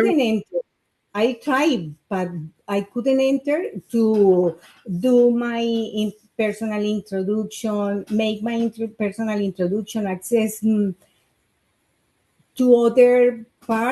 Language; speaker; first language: English; non-native, learner; Spanish